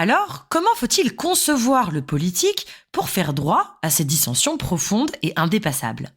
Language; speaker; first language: French; native; French